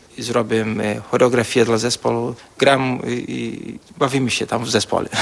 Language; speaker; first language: Polish; early bilingual, heritage; Polish